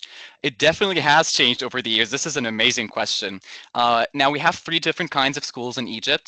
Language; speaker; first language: English; non-native, local second language; Arabic